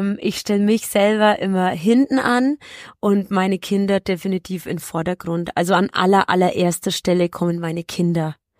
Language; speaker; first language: German; early bilingual, other home language; Polish